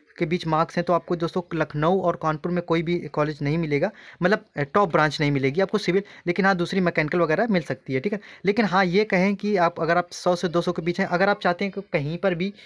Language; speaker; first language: Hindi; native; Hindi